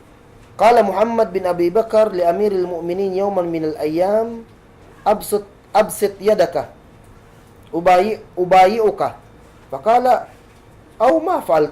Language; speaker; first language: Arabic; non-native, fluent; Cebuano